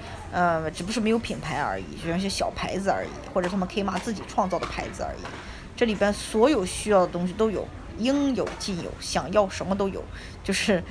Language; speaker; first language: Chinese; native; Chinese